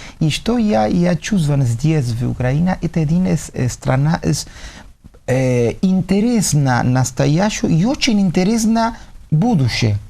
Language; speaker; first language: Russian; non-native, learner; Spanish